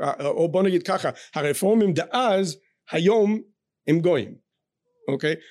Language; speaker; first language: Hebrew; non-native, fluent; English